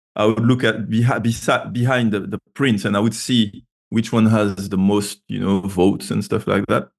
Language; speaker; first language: English; non-native, fluent; French